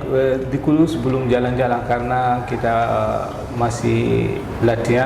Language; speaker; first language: Indonesian; non-native, fluent; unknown